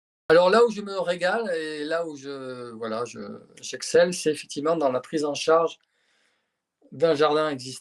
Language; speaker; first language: French; native; French